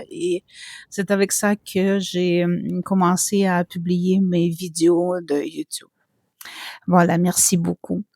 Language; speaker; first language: French; non-native, fluent; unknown